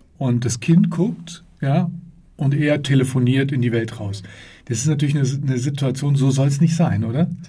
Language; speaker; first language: German; native; German